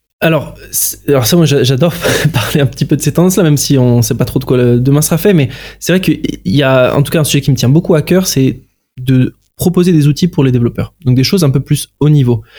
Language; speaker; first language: French; native; French